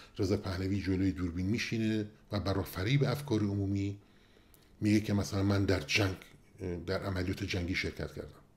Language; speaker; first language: Persian; non-native, local second language; Kurdish